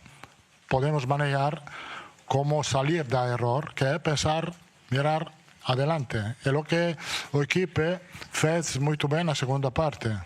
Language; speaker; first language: Portuguese; non-native, learner; Italian